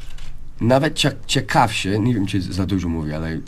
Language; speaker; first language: Polish; non-native, learner; English